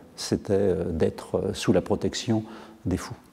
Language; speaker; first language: French; native; French